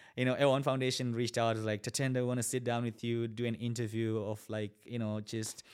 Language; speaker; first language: English; non-native, local second language; Shona